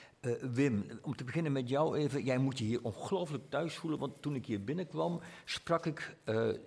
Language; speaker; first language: Dutch; native; Dutch